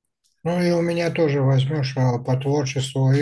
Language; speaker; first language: Russian; native; Russian